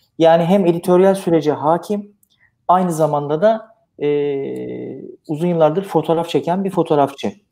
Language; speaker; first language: Turkish; native; Turkish